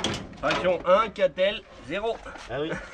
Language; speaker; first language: French; native; French